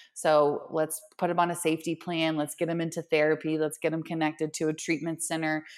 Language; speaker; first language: English; native; English